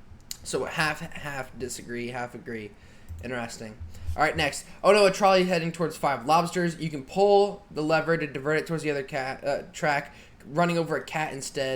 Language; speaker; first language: English; native; English